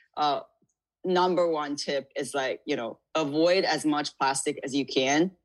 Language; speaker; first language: English; non-native, fluent; Chinese